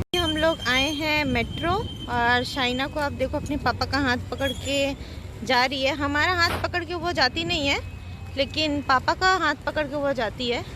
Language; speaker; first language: Hindi; non-native, local second language; Bangla